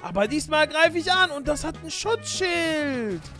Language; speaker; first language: German; native; German